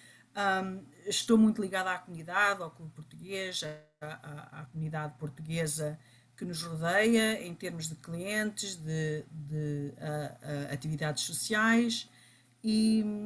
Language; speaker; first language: Portuguese; early bilingual, other home language; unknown